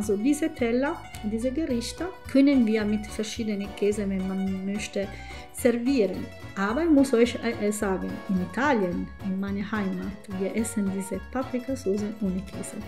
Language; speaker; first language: German; non-native, fluent; Italian